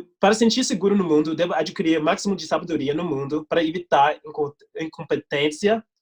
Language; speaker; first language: Portuguese; non-native, fluent; English